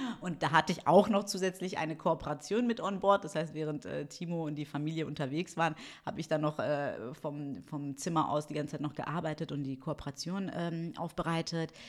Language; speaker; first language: German; early bilingual, other home language; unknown